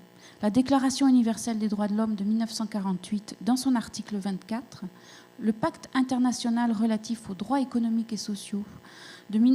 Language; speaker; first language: French; native; French